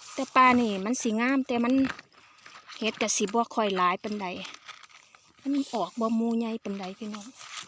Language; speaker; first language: Thai; native; Thai